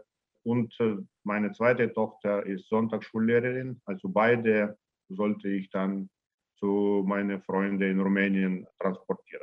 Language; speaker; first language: German; non-native, learner; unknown